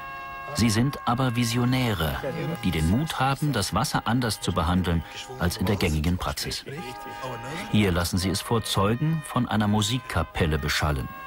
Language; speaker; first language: German; native; German